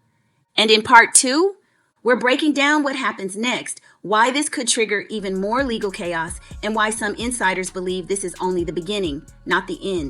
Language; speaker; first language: English; native; English